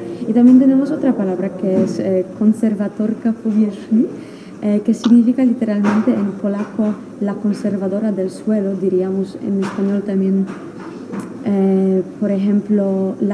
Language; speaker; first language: Spanish; non-native, fluent; Polish